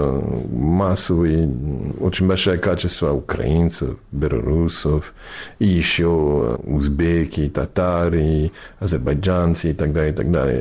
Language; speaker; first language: Russian; non-native, fluent; English